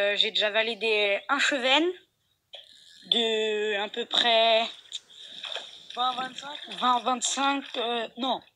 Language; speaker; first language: French; native; French